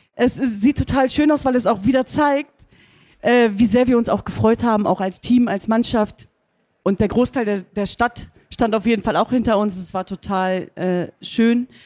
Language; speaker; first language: German; native; German